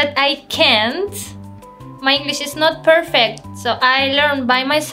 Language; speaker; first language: English; non-native, learner; Russian